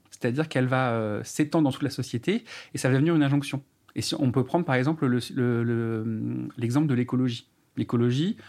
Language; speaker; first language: French; native; French